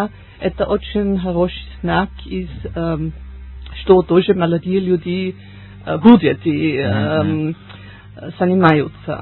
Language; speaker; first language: Russian; non-native, learner; German